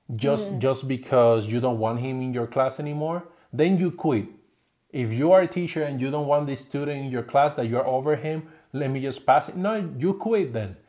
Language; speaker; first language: English; non-native, fluent; Spanish